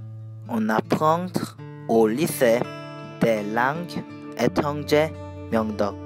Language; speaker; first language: French; non-native, learner; Korean